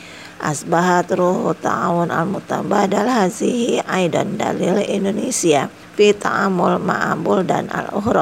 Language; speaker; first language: Arabic; non-native, fluent; Indonesian